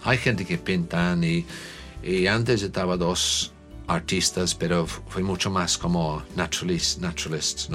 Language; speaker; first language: Spanish; non-native, learner; English